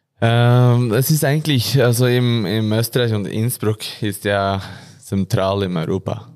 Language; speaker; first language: German; non-native, learner; Norwegian